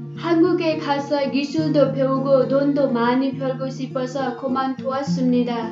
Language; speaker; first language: Korean; non-native, learner; Nepali